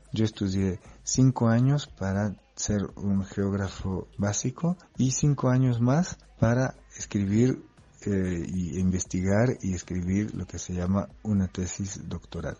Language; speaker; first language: Spanish; non-native, fluent; French